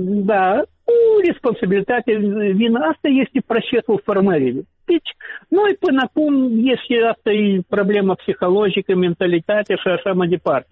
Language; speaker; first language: Romanian; non-native, local second language; Russian